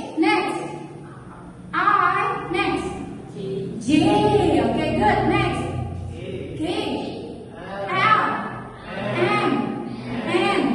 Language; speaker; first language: English; non-native, fluent; Indonesian